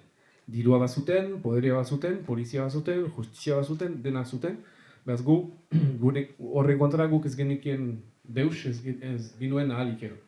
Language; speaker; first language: Basque; native; Basque